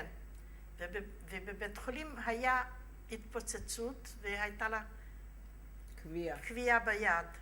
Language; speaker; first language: Hebrew; non-native, fluent; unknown